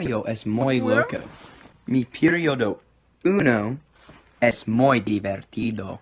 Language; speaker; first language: Spanish; non-native, learner; English